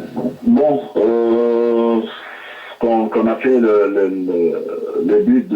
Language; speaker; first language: French; non-native, local second language; Arabic